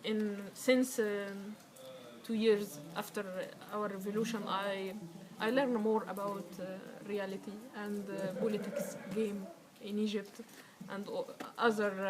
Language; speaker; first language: English; non-native, learner; Arabic